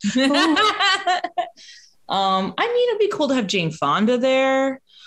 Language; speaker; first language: English; native; English